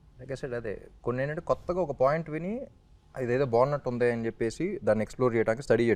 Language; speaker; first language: Telugu; native; Telugu